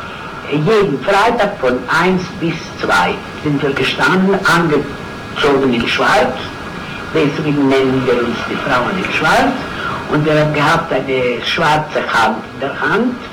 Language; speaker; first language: German; non-native, fluent; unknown